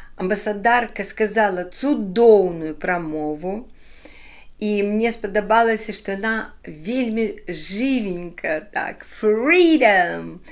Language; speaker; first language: Belarusian; non-native, local second language; Ukrainian